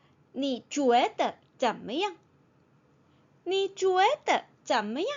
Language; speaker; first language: Chinese; non-native, fluent; Korean